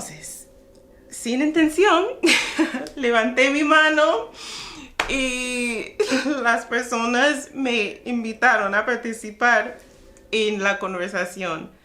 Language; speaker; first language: Spanish; non-native, fluent; English